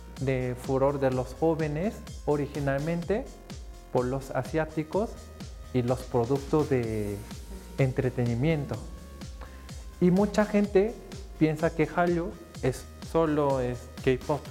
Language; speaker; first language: Spanish; non-native, fluent; Korean